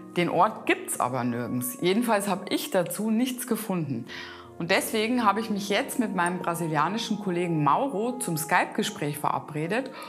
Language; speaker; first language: German; native; German